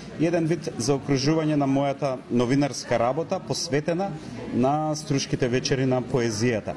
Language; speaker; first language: Macedonian; native; Macedonian